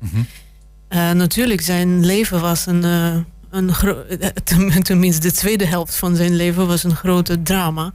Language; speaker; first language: Dutch; non-native, fluent; Russian